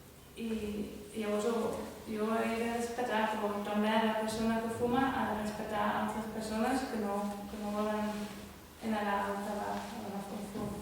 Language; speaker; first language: Catalan; non-native, fluent; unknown